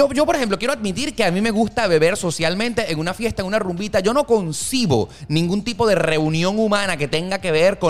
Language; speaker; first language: Spanish; native; Spanish